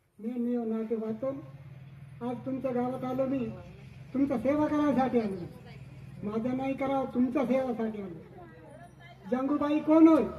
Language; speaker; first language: Marathi; non-native, local second language; Gondi